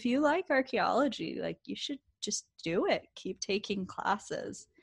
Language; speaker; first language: English; native; English